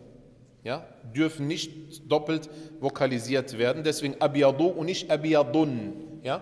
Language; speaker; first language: German; early bilingual, other home language; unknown